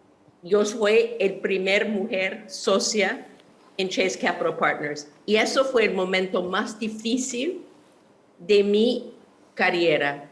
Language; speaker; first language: Spanish; non-native, fluent; English